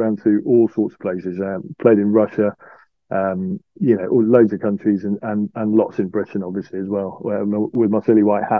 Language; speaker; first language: English; native; English